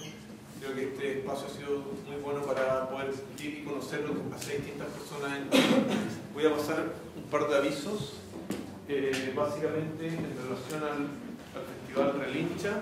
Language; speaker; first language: Spanish; native; Spanish